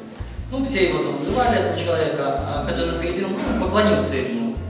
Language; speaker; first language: Russian; native; Russian